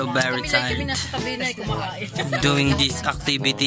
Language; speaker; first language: English; non-native, local second language; Filipino